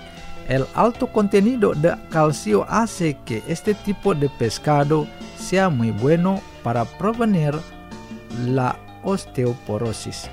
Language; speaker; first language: Spanish; non-native, fluent; Indonesian